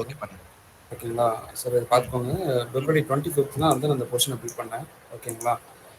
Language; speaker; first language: Tamil; native; Tamil